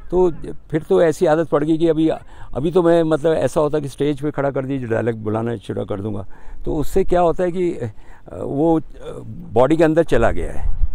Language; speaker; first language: Hindi; native; Hindi